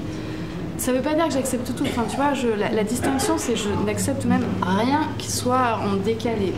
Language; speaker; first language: French; native; French